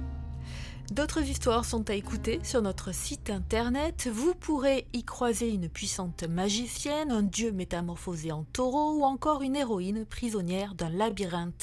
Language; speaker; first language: French; native; French